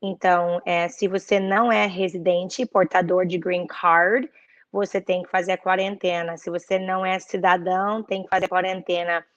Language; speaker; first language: Portuguese; early bilingual, heritage; Portuguese